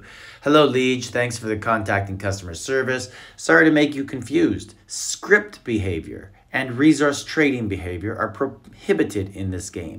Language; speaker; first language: English; native; English